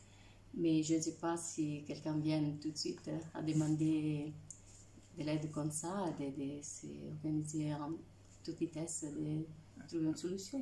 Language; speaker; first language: French; non-native, fluent; Italian